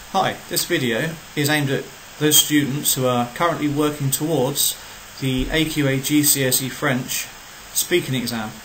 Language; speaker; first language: English; native; English